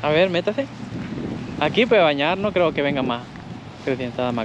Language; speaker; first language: Spanish; native; Spanish